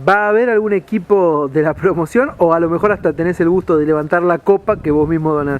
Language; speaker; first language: Spanish; native; Spanish